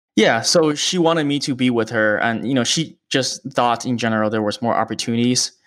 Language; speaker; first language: English; early bilingual, other home language; Chinese